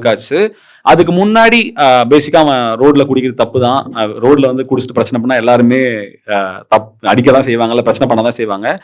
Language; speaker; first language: Tamil; native; Tamil